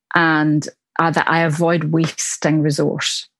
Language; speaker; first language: English; native; English